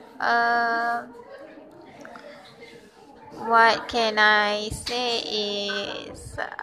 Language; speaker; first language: English; non-native, learner; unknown